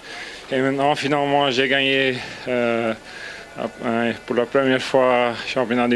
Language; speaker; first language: French; non-native, fluent; Dutch